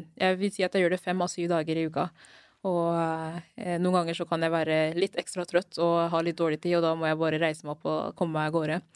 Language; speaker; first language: Norwegian; early bilingual, other home language; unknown